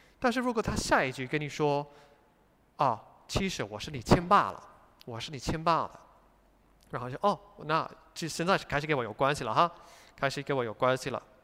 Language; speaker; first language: Chinese; non-native, fluent; English